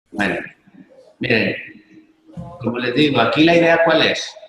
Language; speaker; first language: Spanish; native; Spanish